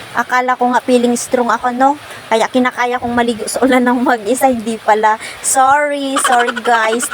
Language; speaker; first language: Filipino; non-native, fluent; Masbatenyo